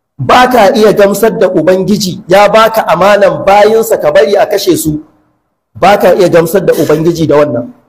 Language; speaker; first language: Hausa; native; Hausa